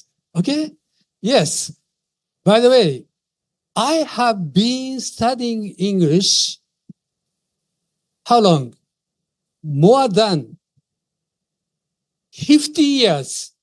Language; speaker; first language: English; non-native, fluent; Japanese